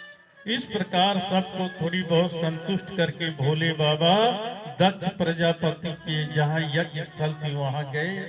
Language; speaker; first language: Hindi; native; Hindi